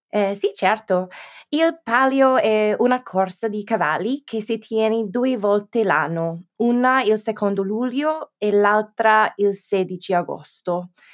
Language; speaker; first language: Italian; non-native, fluent; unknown